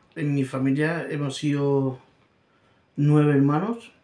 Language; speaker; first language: Spanish; native; Spanish